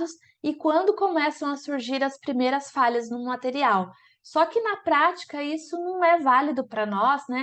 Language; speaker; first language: Portuguese; native; Portuguese